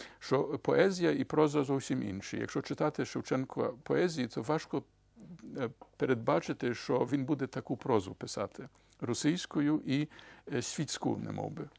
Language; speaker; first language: Ukrainian; early bilingual, heritage; Ukrainian